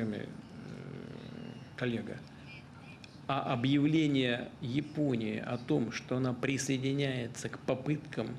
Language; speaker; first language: Russian; native; Russian